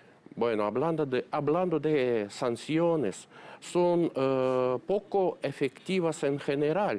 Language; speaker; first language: Spanish; non-native, fluent; Russian